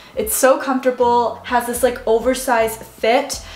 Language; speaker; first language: English; native; English